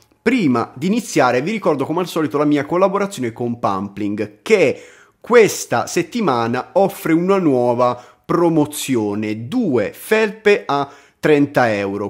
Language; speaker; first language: Italian; native; Italian